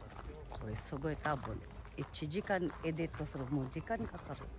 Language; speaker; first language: Japanese; non-native, learner; Filipino